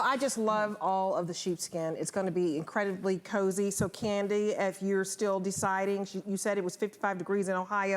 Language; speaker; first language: English; native; English